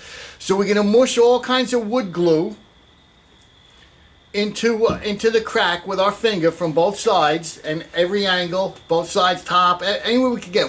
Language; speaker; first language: English; native; English